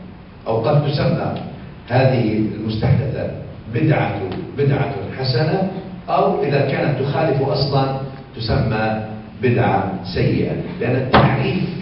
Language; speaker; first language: Arabic; native; Arabic